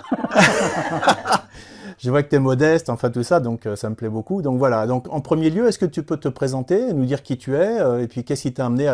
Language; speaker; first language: French; native; French